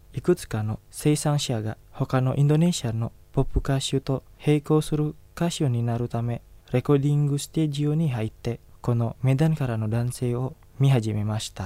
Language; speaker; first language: Japanese; non-native, learner; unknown